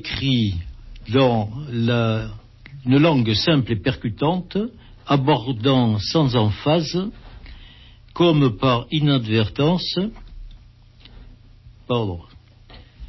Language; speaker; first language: French; native; French